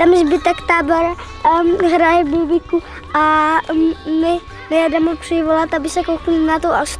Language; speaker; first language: Czech; native; Czech